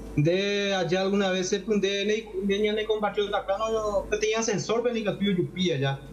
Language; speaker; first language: Spanish; native; Spanish